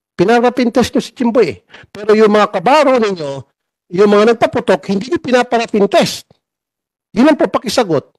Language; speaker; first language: Filipino; native; Filipino